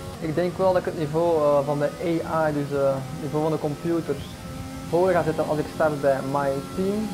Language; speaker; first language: Dutch; native; Dutch